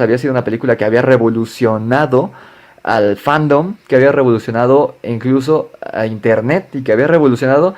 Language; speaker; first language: Spanish; native; Spanish